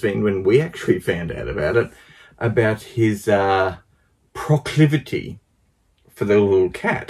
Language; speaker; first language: English; native; English